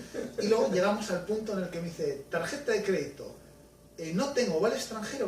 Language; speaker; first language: Spanish; native; Spanish